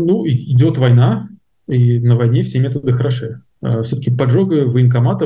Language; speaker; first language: Russian; native; Russian